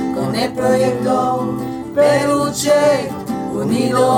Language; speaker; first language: Spanish; non-native, learner; French